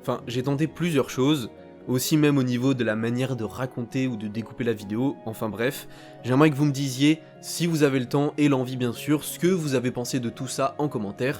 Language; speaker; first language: French; native; French